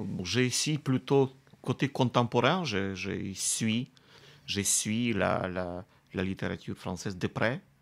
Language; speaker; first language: French; non-native, fluent; Russian